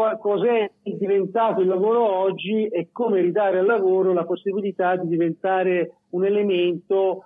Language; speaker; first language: Italian; native; Italian